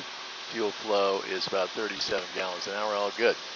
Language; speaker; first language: English; native; English